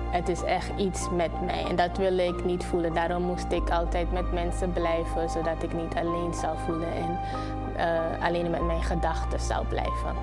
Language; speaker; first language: Dutch; non-native, local second language; Papiamento